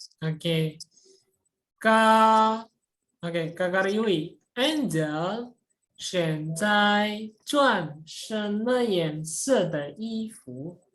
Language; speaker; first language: Chinese; non-native, fluent; Indonesian